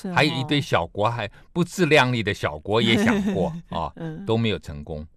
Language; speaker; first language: Chinese; native; Chinese